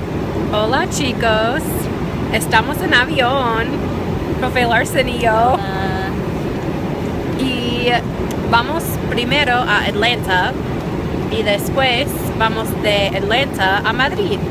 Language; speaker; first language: Spanish; non-native, learner; English